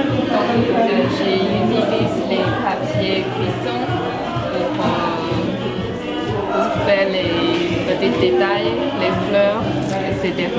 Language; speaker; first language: French; non-native, learner; Chinese